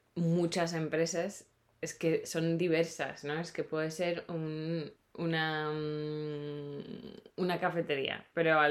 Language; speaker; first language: Spanish; non-native, fluent; English